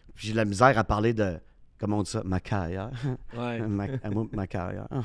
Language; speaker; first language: French; native; French